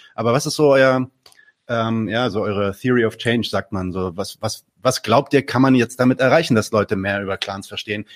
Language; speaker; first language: German; early bilingual, other home language; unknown